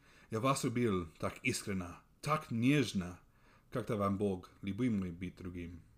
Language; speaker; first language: Russian; non-native, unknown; English